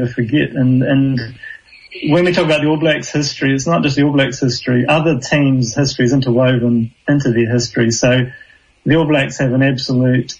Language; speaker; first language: English; native; English